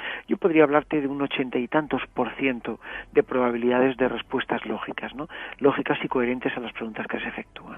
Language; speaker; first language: Spanish; native; Spanish